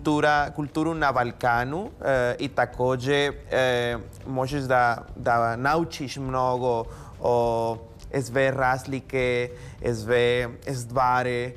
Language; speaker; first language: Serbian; non-native, learner; Spanish